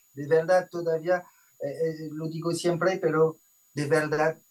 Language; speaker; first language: Spanish; non-native, fluent; French